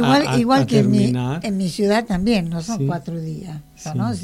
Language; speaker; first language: Spanish; native; Spanish